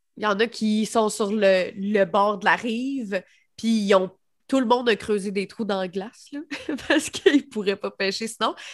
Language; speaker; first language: French; native; French